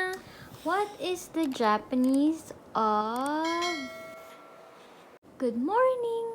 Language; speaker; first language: English; non-native, local second language; Filipino